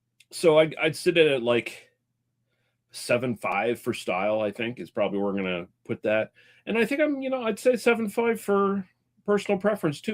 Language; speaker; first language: English; native; English